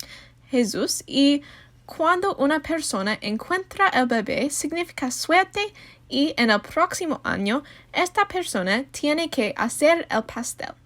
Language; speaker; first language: Spanish; non-native, learner; English